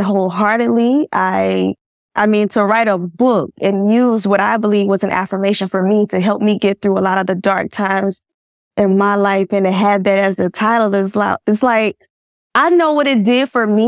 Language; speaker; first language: English; native; English